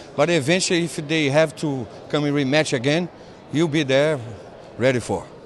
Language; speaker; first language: English; non-native, fluent; Portuguese